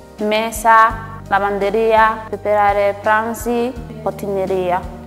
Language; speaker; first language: Italian; non-native, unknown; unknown